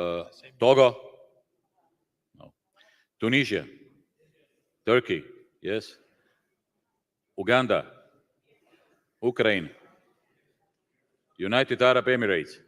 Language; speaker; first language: English; non-native, fluent; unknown